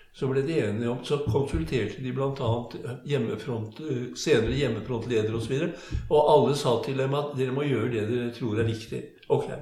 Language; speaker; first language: Norwegian; native; Norwegian